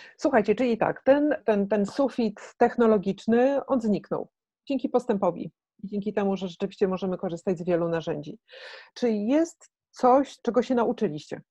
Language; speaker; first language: Polish; native; Polish